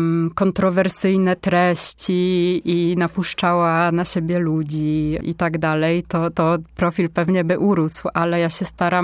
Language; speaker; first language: Polish; native; Polish